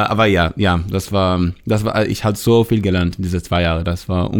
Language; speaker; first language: German; non-native, learner; Hebrew